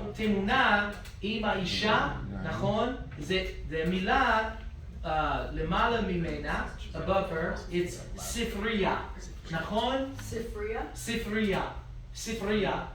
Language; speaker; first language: Hebrew; non-native, fluent; English